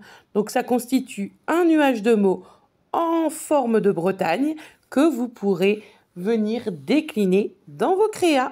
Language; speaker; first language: French; native; French